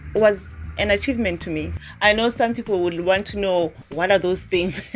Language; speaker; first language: English; non-native, local second language; Zulu